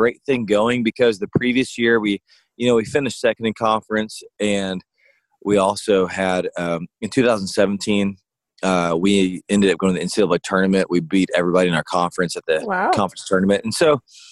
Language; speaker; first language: English; native; English